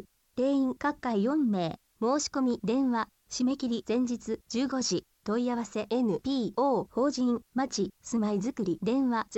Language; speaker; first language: Japanese; native; Japanese